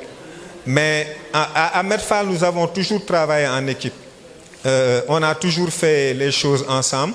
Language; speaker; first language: French; non-native, local second language; Wolof